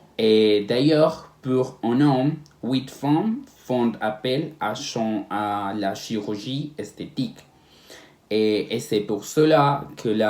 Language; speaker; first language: French; non-native, learner; Spanish